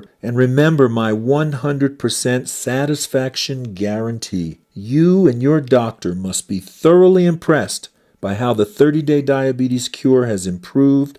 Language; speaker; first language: English; native; English